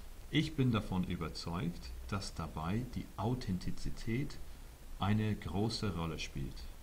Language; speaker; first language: German; non-native, fluent; English